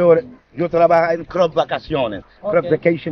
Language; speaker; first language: Spanish; non-native, learner; Haitian Creole